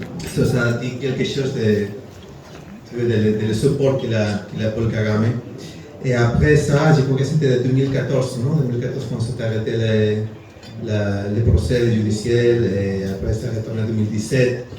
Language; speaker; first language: French; non-native, learner; Spanish